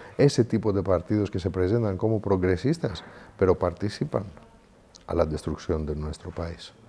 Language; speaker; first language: Spanish; non-native, fluent; Greek